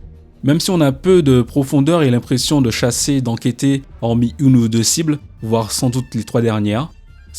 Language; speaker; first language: French; native; French